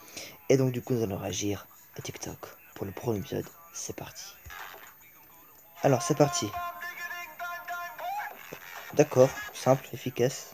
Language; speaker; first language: French; native; French